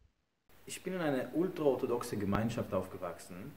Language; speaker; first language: German; non-native, fluent; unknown